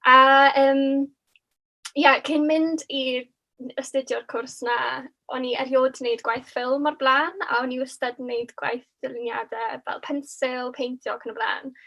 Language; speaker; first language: Welsh; native; Welsh